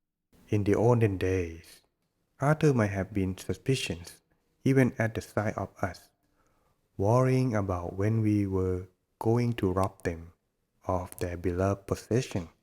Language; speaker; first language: English; non-native, fluent; Thai